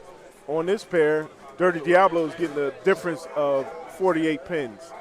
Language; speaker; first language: English; native; English